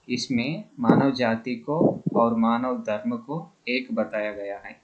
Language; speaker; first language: Hindi; non-native, local second language; Telugu